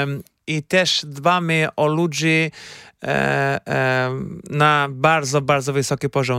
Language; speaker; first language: Polish; non-native, fluent; Portuguese